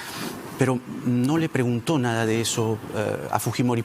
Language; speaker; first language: Spanish; native; Spanish